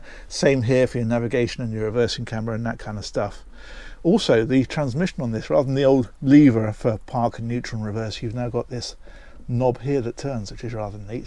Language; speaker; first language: English; native; English